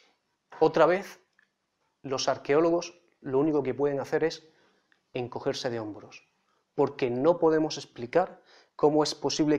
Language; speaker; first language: Spanish; native; Spanish